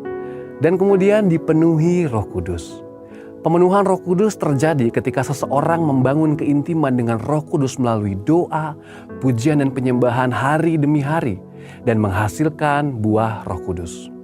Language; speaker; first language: Indonesian; native; Indonesian